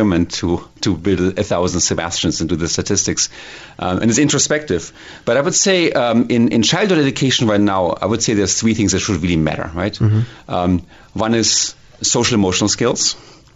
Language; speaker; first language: English; non-native, fluent; German